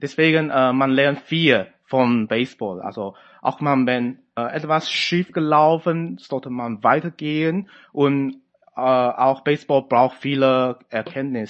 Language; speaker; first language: German; non-native, fluent; Chinese